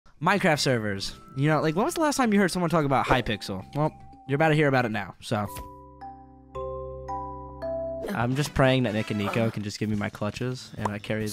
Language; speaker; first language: English; native; English